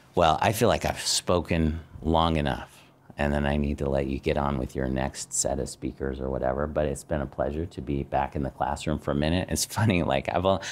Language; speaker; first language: English; native; English